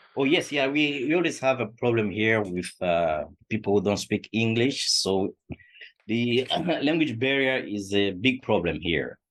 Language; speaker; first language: English; non-native, fluent; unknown